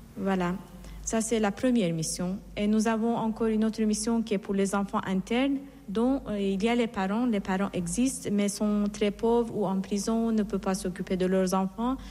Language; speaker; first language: French; non-native, fluent; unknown